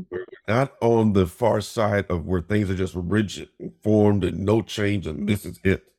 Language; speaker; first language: English; native; English